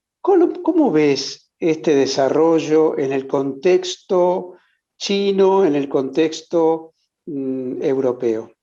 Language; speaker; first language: Spanish; native; Spanish